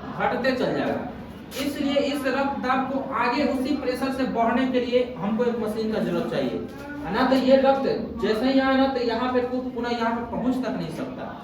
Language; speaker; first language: Hindi; native; Hindi